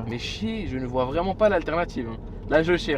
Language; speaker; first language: French; native; French